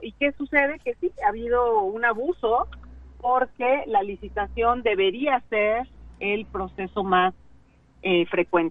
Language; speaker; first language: Spanish; native; Spanish